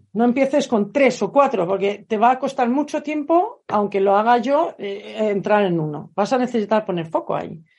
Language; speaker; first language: Spanish; non-native, fluent; Swedish